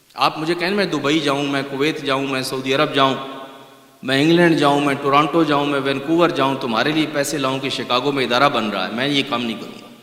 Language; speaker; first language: Urdu; non-native, local second language; Punjabi